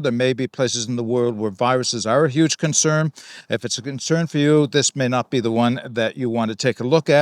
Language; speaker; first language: English; native; English